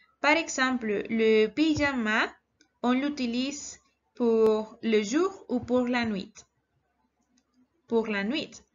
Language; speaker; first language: French; non-native, learner; Spanish